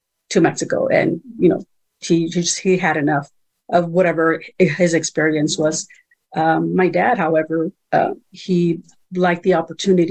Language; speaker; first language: English; early bilingual, other home language; Spanish